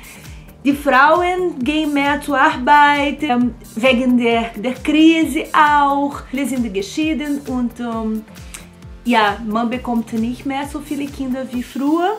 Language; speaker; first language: German; non-native, fluent; Portuguese